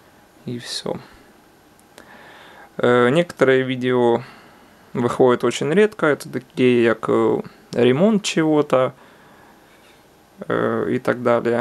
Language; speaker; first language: Russian; non-native, local second language; Ukrainian